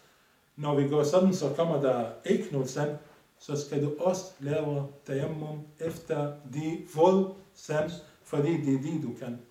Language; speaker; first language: Danish; non-native, fluent; Arabic